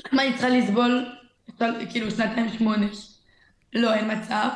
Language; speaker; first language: Hebrew; early bilingual, other home language; French